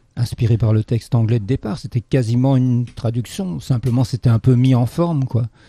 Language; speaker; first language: French; native; French